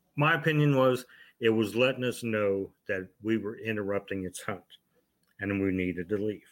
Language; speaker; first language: English; native; English